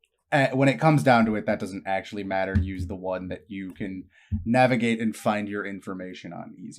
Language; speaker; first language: English; native; English